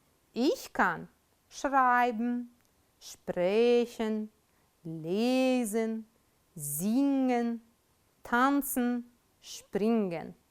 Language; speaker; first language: German; non-native, fluent; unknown